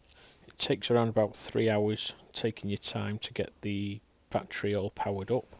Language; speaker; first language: English; native; English